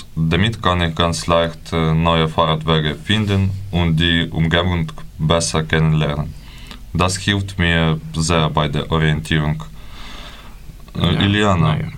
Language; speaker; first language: German; non-native, learner; Ukrainian